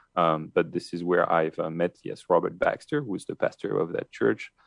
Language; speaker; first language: English; non-native, fluent; French